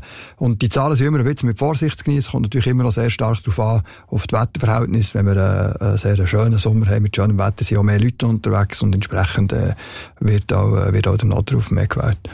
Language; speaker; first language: German; native; German